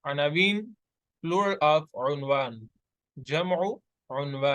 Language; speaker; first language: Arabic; non-native, fluent; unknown